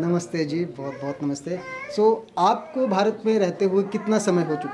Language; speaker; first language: Hindi; native; Hindi